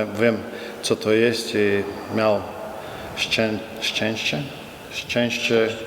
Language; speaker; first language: Polish; non-native, learner; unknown